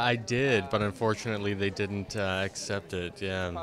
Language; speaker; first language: English; native; English